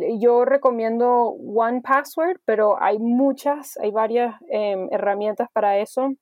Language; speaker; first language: Spanish; early bilingual, heritage; Spanish